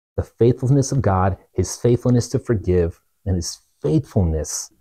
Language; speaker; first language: English; native; English